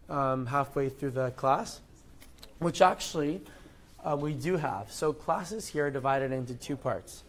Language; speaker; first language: English; native; English